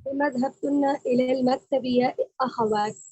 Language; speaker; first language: Arabic; non-native, learner; Urdu